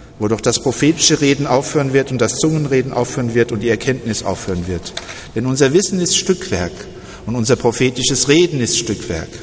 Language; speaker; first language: German; native; German